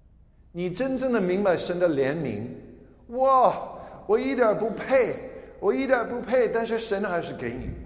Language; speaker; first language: Chinese; non-native, fluent; English